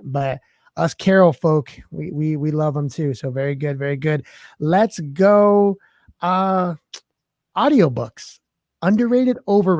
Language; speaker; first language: English; native; English